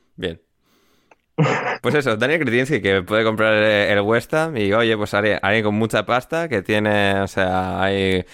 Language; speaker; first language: Spanish; native; Spanish